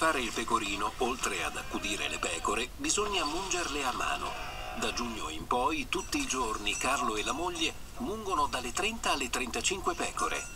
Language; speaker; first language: Italian; native; Italian